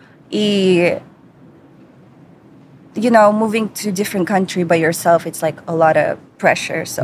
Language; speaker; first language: English; non-native, fluent; Russian